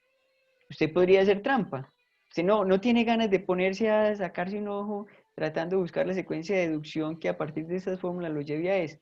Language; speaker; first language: Spanish; native; Spanish